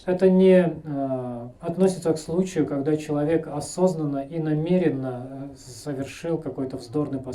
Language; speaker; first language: Russian; native; Russian